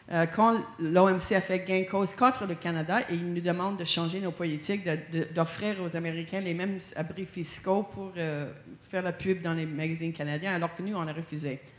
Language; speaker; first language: French; non-native, fluent; English